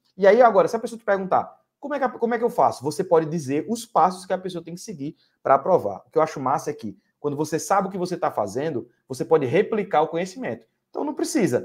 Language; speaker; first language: Portuguese; native; Portuguese